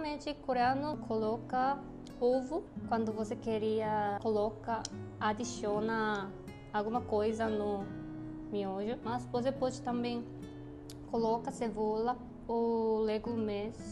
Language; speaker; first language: Portuguese; non-native, learner; Korean